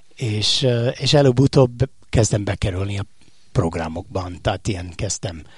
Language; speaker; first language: Hungarian; non-native, fluent; English